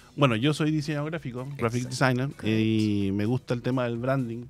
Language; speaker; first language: Spanish; native; Spanish